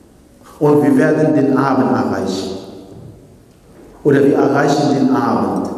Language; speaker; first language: German; non-native, fluent; Arabic